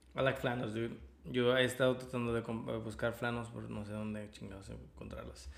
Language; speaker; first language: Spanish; early bilingual, other home language; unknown